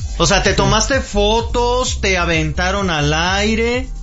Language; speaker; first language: Spanish; native; Spanish